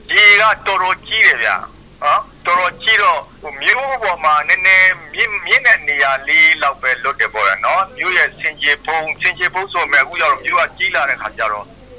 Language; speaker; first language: Burmese; native; Burmese